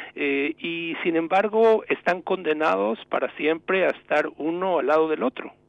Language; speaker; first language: Spanish; native; Spanish